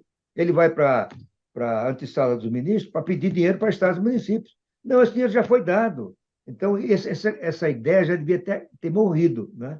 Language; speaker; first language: Portuguese; native; Portuguese